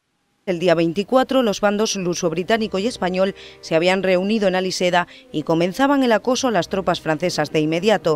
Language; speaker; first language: Spanish; native; Spanish